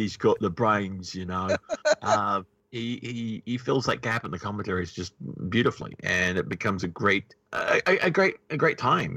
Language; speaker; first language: English; native; English